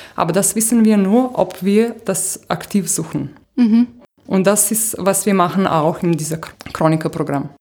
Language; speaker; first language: German; non-native, fluent; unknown